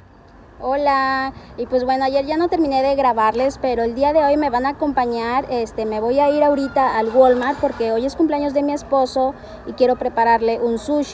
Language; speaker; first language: Spanish; native; Spanish